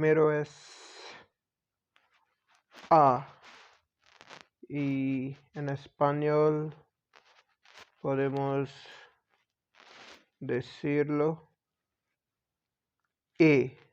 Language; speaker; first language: Spanish; non-native, learner; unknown